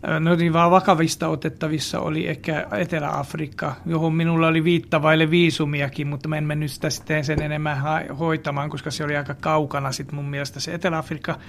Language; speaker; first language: Finnish; non-native, fluent; Hungarian